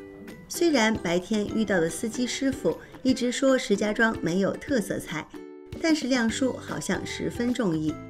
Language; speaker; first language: Chinese; native; Chinese